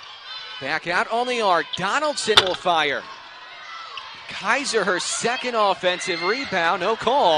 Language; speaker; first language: English; native; English